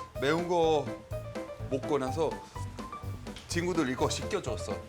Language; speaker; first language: Korean; non-native, fluent; Spanish